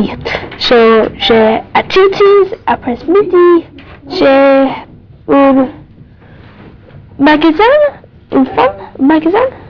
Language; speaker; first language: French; non-native, learner; English